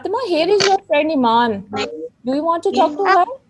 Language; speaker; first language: English; non-native, local second language; Urdu